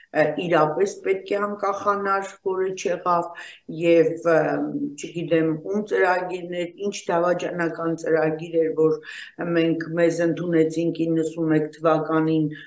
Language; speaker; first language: Armenian; native; Armenian